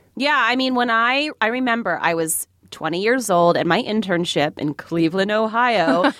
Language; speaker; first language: English; native; English